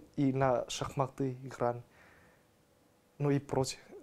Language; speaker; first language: Russian; non-native, learner; Vietnamese